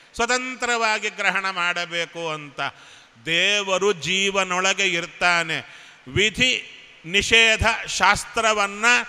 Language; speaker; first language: Kannada; native; Kannada